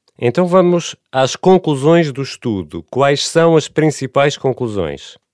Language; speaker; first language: Spanish; non-native, learner; Portuguese